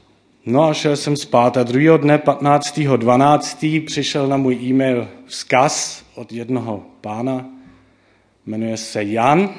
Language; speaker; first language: Czech; non-native, fluent; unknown